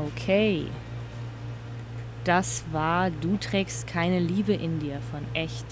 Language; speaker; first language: German; native; German